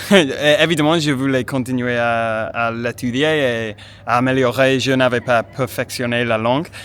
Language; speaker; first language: French; non-native, fluent; English